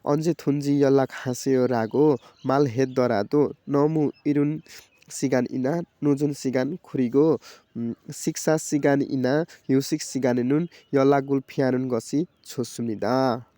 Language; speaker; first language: Korean; non-native, learner; Nepali